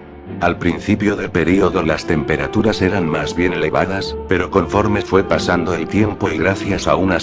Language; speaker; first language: Spanish; native; Spanish